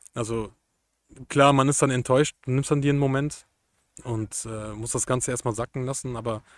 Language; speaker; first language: German; native; German